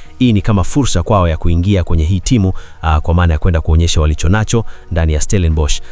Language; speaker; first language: Swahili; native; Swahili